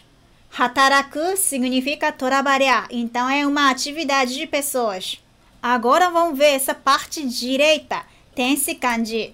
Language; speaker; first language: Portuguese; non-native, fluent; Japanese